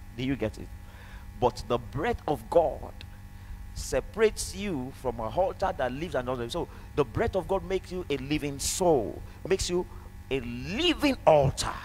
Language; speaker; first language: English; non-native, local second language; Yoruba